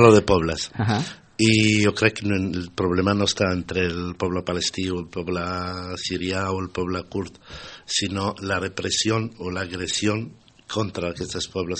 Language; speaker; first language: Catalan; non-native, fluent; Arabic